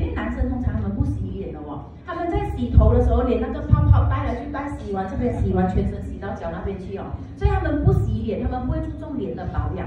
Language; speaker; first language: Chinese; native; Chinese